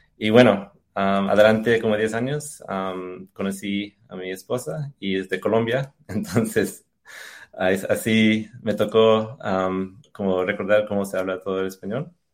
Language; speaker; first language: Spanish; early bilingual, heritage; English